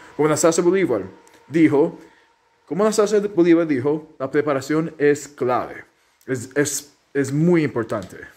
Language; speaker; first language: Spanish; early bilingual, heritage; Spanish